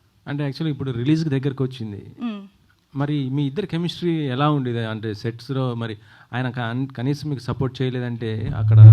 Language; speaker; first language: Telugu; native; Telugu